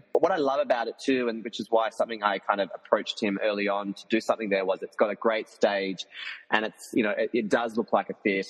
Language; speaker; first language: English; native; English